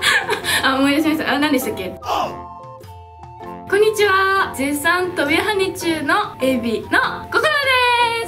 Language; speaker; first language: Japanese; native; Japanese